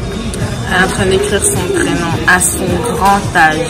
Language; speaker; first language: French; native; French